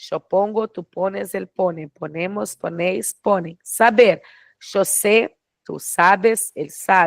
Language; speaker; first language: Spanish; non-native, fluent; Portuguese